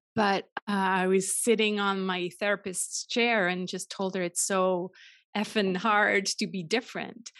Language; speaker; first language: English; non-native, fluent; German